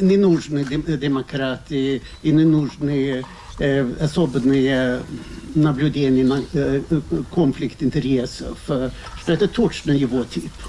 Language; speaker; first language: Russian; non-native, fluent; Swedish